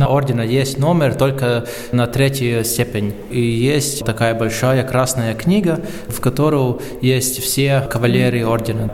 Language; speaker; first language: Russian; non-native, local second language; Latvian